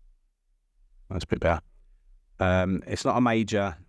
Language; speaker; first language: English; native; English